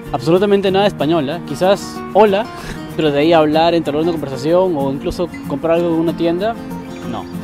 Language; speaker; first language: Spanish; native; Spanish